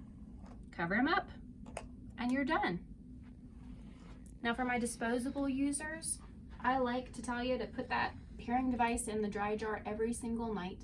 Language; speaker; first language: English; native; English